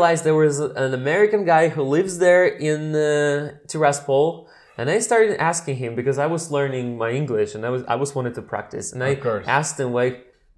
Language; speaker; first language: English; non-native, fluent; Russian